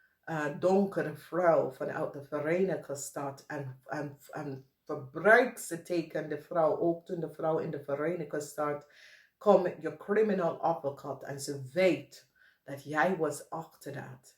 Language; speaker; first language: Dutch; non-native, fluent; English